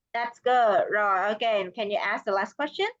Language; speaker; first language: English; non-native, fluent; Vietnamese